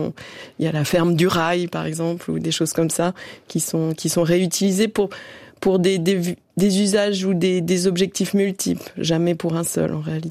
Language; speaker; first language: French; native; French